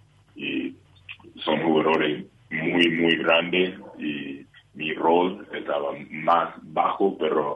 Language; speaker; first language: Spanish; non-native, learner; English